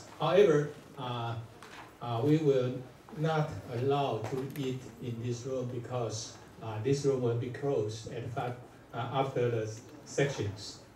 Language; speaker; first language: English; non-native, fluent; Chinese